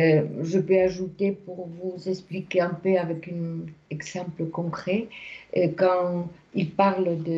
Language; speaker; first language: French; non-native, fluent; Spanish